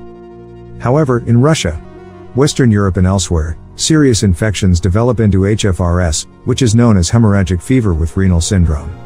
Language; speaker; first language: English; non-native, fluent; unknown